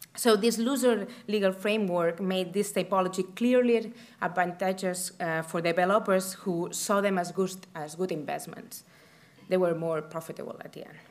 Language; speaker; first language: English; non-native, fluent; Spanish